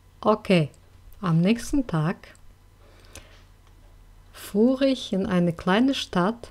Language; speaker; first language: German; non-native, fluent; Russian